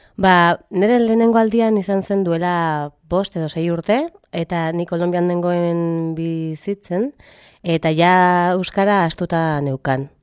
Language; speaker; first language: Basque; non-native, local second language; Spanish